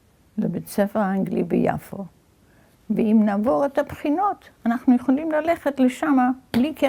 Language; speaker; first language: Hebrew; early bilingual, other home language; Yiddish